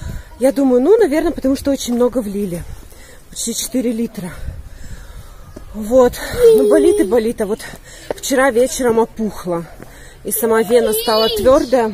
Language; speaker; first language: Russian; native; Russian